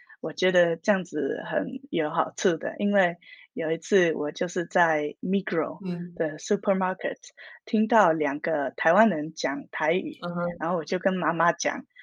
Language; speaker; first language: Chinese; early bilingual, heritage; Min Nan Chinese